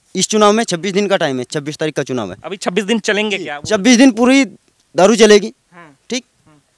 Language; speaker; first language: Hindi; native; Hindi